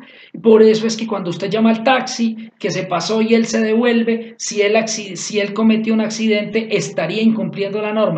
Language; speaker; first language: Spanish; native; Spanish